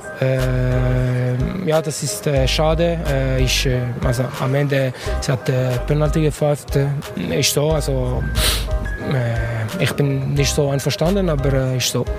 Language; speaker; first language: German; non-native, learner; French